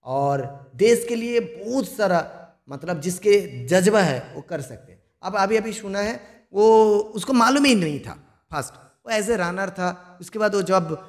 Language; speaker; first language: Hindi; non-native, local second language; Bangla